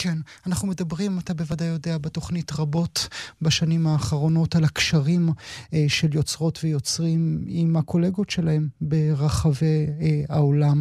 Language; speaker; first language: Hebrew; native; Hebrew